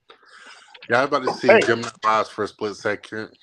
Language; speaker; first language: English; native; English